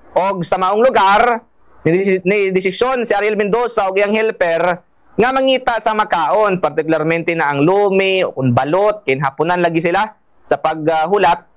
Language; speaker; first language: Cebuano; non-native, local second language; Hiligaynon